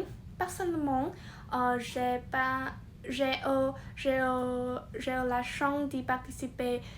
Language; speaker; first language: French; non-native, learner; Vietnamese